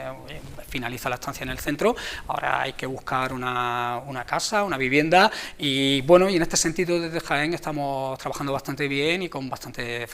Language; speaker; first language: Spanish; native; Spanish